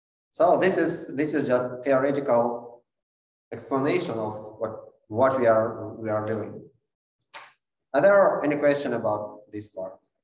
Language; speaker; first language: English; non-native, fluent; Russian